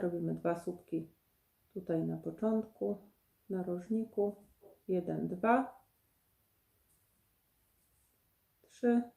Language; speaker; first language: Polish; native; Polish